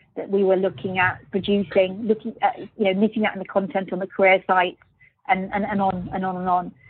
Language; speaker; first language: English; native; English